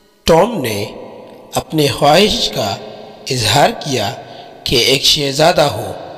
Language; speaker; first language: Urdu; native; Urdu